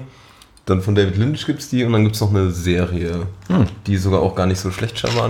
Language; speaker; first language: German; native; German